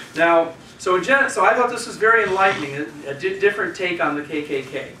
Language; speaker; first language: English; native; English